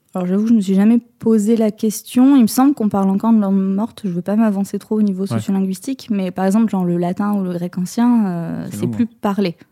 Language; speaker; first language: French; native; French